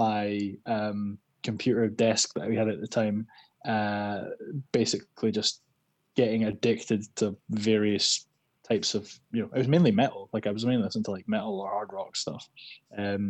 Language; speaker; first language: English; native; English